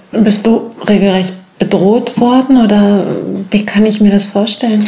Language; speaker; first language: German; native; German